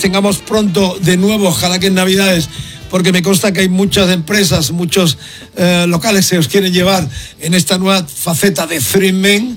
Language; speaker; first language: Spanish; native; Spanish